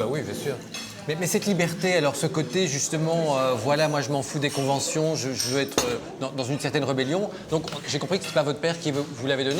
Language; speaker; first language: French; native; French